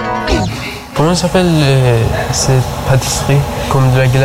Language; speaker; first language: French; non-native, learner; Persian